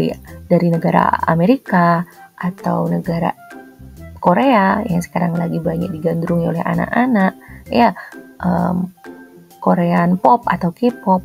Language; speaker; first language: Indonesian; native; Indonesian